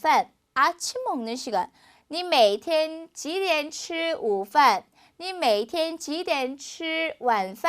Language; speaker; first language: Chinese; non-native, fluent; Korean